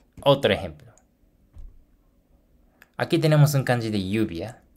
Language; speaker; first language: Spanish; non-native, fluent; Japanese